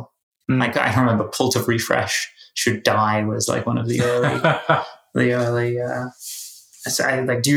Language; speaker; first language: English; native; English